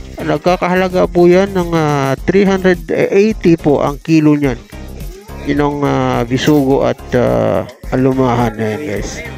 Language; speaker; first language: Filipino; non-native, local second language; Cebuano